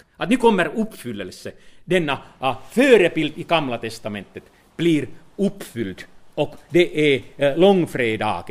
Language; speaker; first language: Swedish; non-native, fluent; Finnish